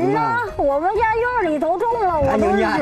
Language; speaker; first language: Chinese; native; Chinese